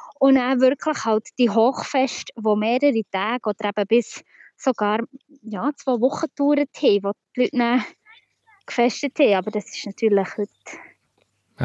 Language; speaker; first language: German; native; German